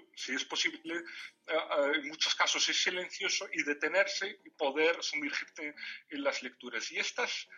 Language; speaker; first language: Spanish; non-native, fluent; Riffian